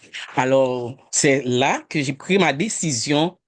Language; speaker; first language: French; non-native, local second language; Haitian Creole